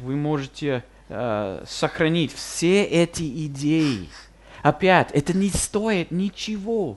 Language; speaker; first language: Russian; non-native, fluent; English